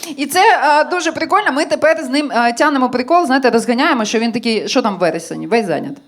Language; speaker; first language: Ukrainian; non-native, local second language; Russian